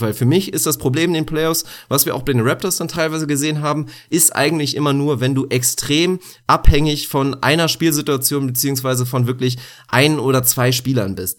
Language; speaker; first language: German; native; German